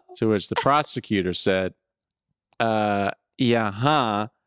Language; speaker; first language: English; native; English